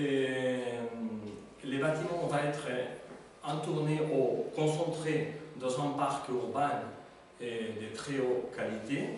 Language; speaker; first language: French; non-native, learner; Spanish